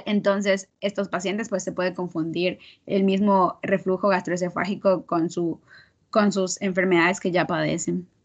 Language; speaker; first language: Spanish; native; Spanish